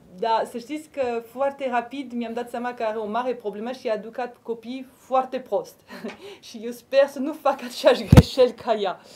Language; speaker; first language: Romanian; non-native, fluent; French